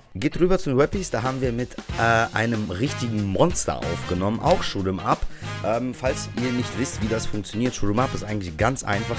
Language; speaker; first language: German; early bilingual, other home language; Russian